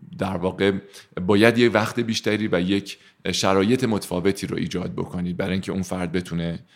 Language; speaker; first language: Persian; native; Persian